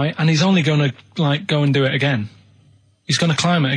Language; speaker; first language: English; native; English